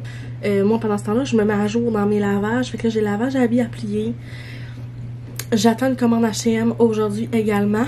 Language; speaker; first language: French; native; French